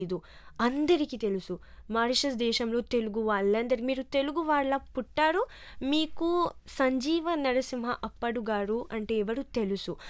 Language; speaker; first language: Telugu; early bilingual, heritage; Telugu